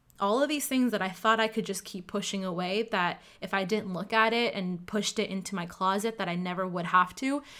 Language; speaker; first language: English; early bilingual, other home language; Cantonese